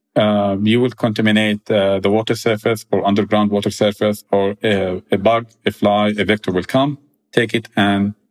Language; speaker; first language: English; non-native, fluent; Arabic